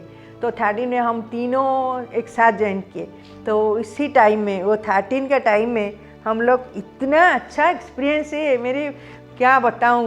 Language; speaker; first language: Hindi; non-native, local second language; Odia